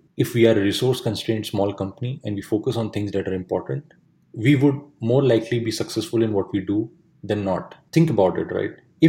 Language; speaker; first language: English; non-native, local second language; Hindi